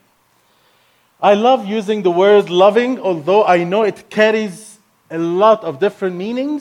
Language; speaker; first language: English; non-native, fluent; Arabic